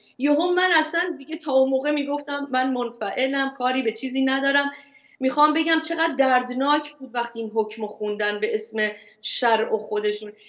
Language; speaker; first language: Persian; non-native, local second language; Kurdish